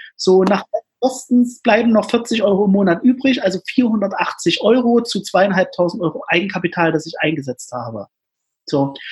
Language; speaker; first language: German; native; German